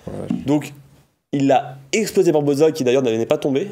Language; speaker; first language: French; native; French